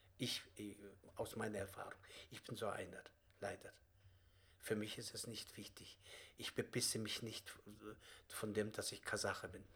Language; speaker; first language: German; non-native, fluent; Kazakh